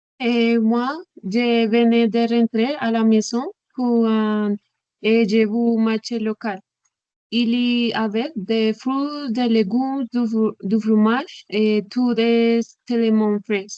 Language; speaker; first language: French; non-native, learner; Spanish